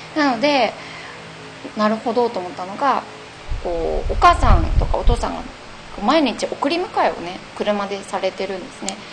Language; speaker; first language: Japanese; native; Japanese